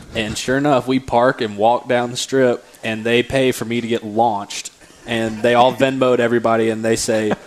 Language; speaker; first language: English; native; English